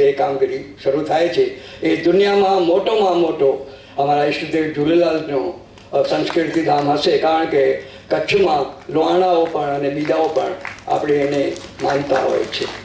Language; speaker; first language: Gujarati; non-native, local second language; Sindhi